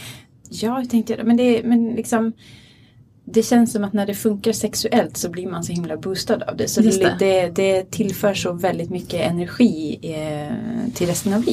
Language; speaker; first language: Swedish; native; Swedish